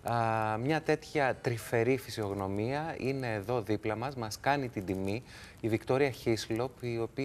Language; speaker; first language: Greek; native; Greek